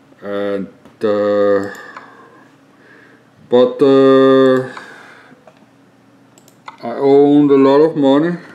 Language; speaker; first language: English; non-native, learner; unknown